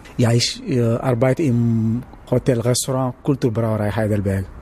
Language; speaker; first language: German; non-native, learner; Wolof